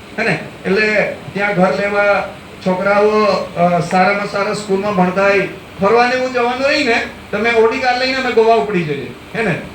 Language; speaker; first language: Gujarati; non-native, local second language; Gamit